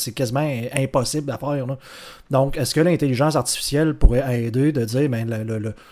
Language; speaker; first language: French; native; French